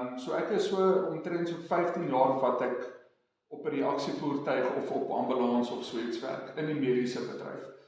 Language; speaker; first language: Afrikaans; non-native, local second language; English